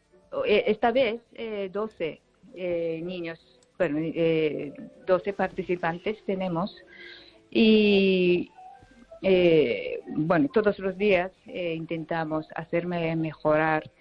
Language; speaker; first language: Spanish; non-native, learner; Japanese